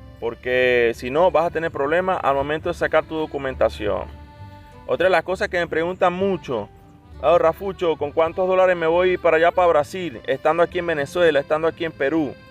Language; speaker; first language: Spanish; native; Spanish